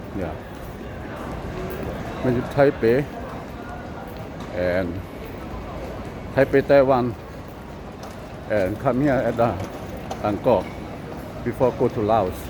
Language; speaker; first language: English; non-native, learner; Lao